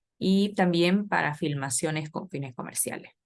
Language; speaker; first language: Spanish; native; Spanish